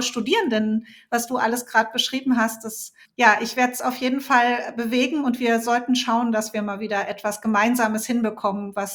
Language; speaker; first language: German; native; German